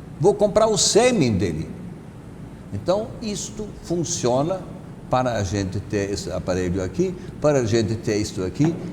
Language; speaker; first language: Portuguese; non-native, fluent; German